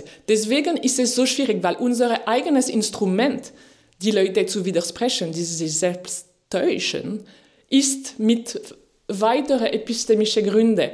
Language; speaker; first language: German; non-native, fluent; French